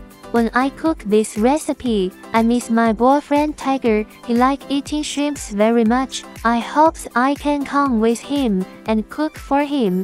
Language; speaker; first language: English; non-native, learner; Chinese